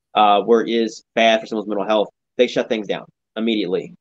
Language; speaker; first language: English; native; English